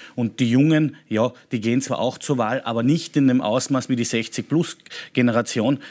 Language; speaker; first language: German; native; German